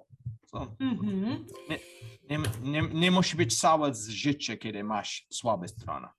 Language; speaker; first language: Polish; non-native, learner; English